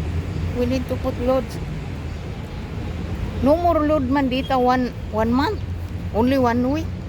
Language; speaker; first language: English; non-native, learner; Filipino